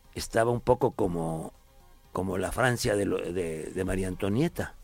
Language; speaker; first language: Spanish; native; Spanish